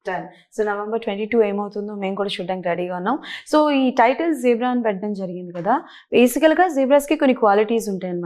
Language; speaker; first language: Telugu; native; Telugu